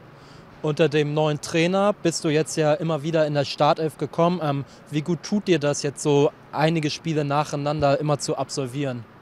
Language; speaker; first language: German; native; German